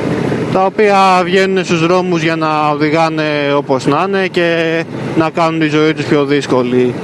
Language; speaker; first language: Greek; native; Greek